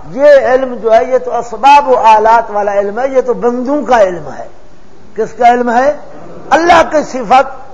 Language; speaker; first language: Urdu; non-native, local second language; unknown